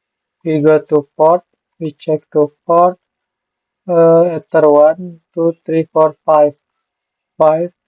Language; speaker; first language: English; non-native, learner; Indonesian